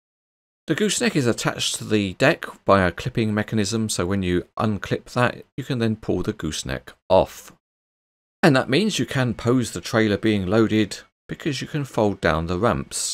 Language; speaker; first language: English; native; English